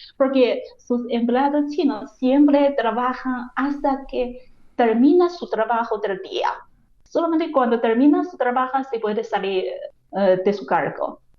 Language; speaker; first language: Spanish; non-native, fluent; Chinese